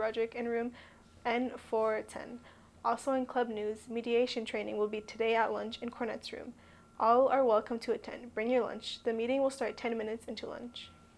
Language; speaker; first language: English; native; English